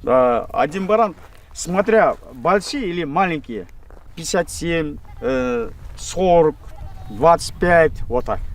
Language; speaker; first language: Russian; non-native, local second language; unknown